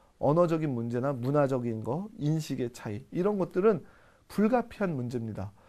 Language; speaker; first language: Korean; native; Korean